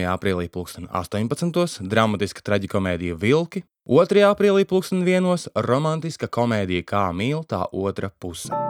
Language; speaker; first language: Latvian; native; Latvian